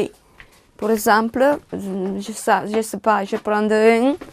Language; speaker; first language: French; non-native, learner; Italian